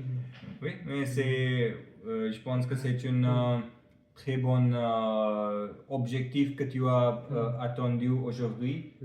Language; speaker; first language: French; non-native, fluent; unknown